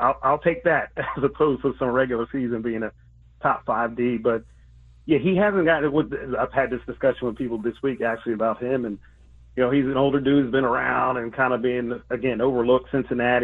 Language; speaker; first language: English; native; English